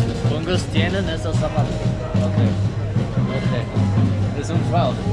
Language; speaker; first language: Spanish; non-native, learner; Swedish